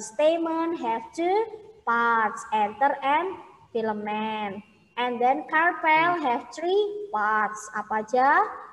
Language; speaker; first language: English; non-native, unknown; Indonesian